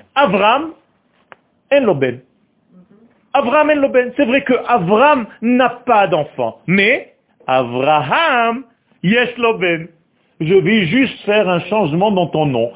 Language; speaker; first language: French; non-native, fluent; Hebrew